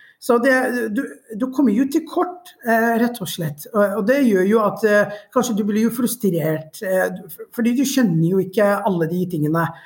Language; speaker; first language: Norwegian; non-native, fluent; Somali